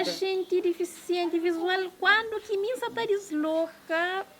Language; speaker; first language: Portuguese; non-native, local second language; Kabuverdianu